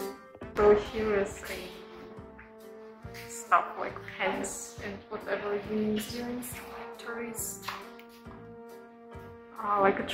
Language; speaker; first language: English; non-native, learner; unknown